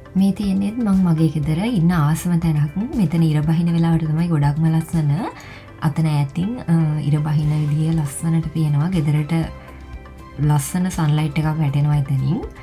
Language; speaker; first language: Sinhala; native; Sinhala